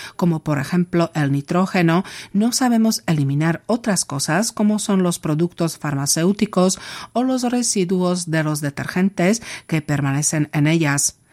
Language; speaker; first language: Spanish; non-native, fluent; Slovak